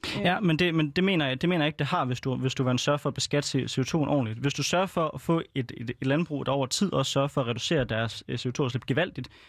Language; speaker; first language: Danish; native; Danish